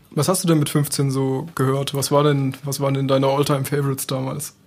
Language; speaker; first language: German; native; German